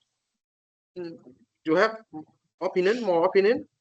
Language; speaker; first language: English; non-native, learner; Vietnamese